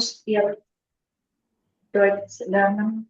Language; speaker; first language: German; non-native, learner; Indonesian